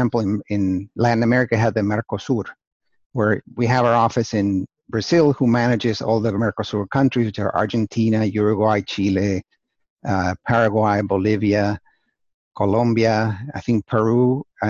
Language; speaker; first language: English; non-native, fluent; Spanish